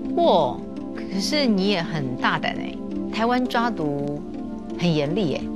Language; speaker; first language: Chinese; native; Chinese